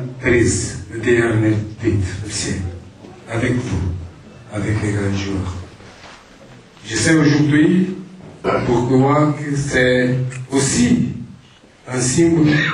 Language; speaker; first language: French; non-native, fluent; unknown